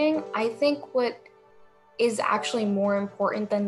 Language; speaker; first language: English; native; English